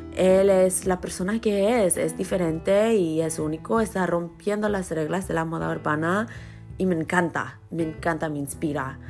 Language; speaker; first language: Spanish; early bilingual, other home language; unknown